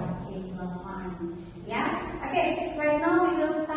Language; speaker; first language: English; non-native, learner; Indonesian